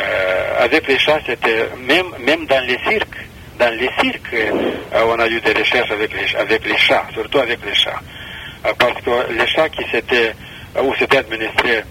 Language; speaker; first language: French; non-native, fluent; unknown